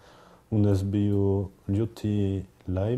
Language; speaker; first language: Latvian; non-native, learner; French